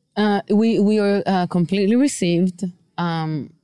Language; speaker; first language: English; non-native, fluent; Portuguese